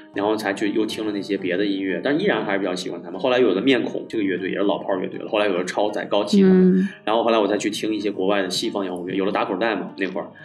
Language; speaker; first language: Chinese; native; Chinese